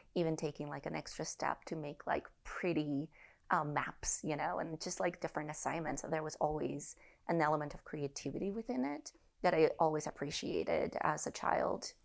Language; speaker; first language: English; early bilingual, other home language; Spanish